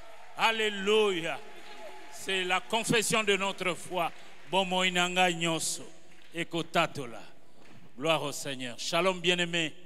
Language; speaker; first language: French; non-native, local second language; Lingala